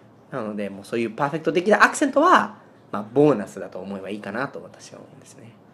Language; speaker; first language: Japanese; non-native, fluent; Spanish